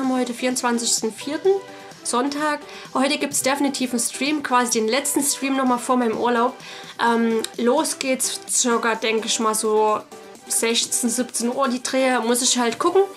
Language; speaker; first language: German; native; German